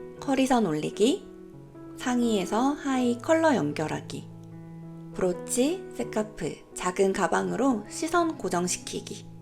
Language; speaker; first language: Korean; native; Korean